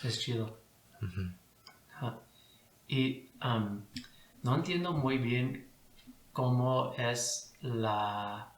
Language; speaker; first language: Spanish; non-native, fluent; English